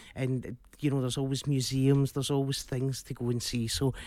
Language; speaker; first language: English; native; English